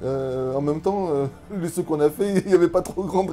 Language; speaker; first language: French; native; French